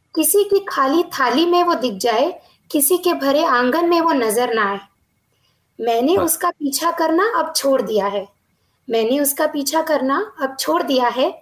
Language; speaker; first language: Hindi; non-native, local second language; Marathi